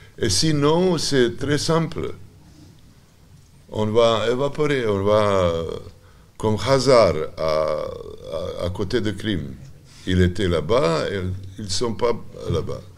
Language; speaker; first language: French; non-native, learner; Serbian